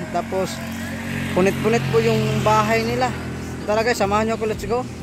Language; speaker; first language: Filipino; non-native, local second language; Cebuano